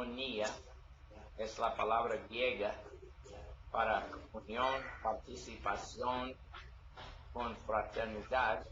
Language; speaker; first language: Spanish; non-native, learner; English